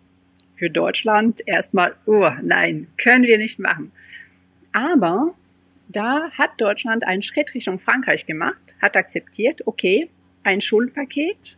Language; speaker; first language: German; non-native, fluent; French